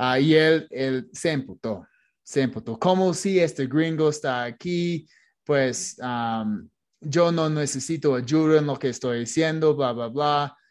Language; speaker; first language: Spanish; non-native, fluent; English